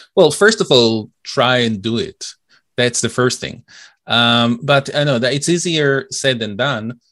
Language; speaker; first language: English; non-native, fluent; Hebrew